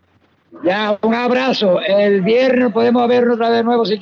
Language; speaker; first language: Spanish; native; Spanish